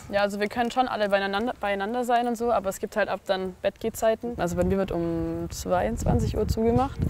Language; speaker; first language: German; native; German